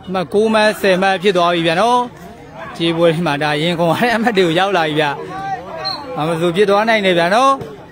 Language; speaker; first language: Burmese; native; Burmese